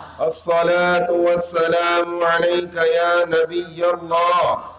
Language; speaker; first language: Indonesian; non-native, learner; Urdu